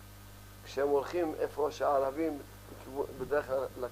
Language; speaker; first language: Hebrew; early bilingual, other home language; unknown